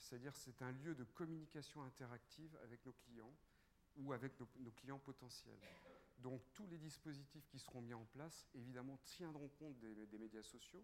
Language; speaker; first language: French; native; French